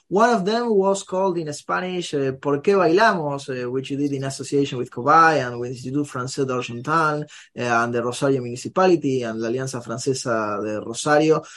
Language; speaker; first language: English; non-native, fluent; Spanish